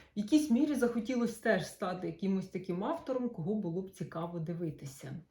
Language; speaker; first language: Ukrainian; non-native, local second language; Russian